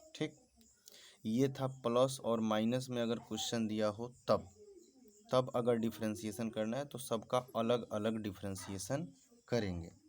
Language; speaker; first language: Hindi; native; Hindi